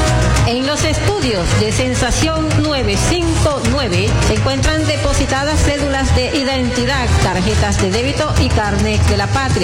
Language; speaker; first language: Spanish; native; Spanish